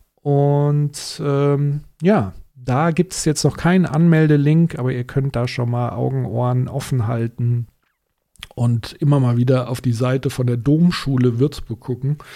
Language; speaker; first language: German; native; German